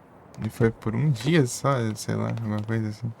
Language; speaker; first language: Portuguese; native; Portuguese